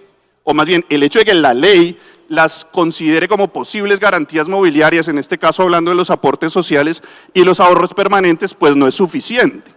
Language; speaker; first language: Spanish; native; Spanish